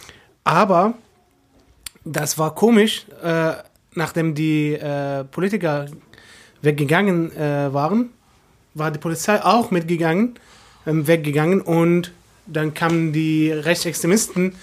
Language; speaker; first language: German; non-native, fluent; Arabic